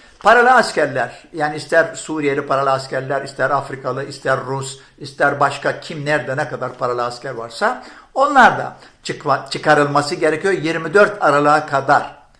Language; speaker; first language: Turkish; non-native, fluent; Arabic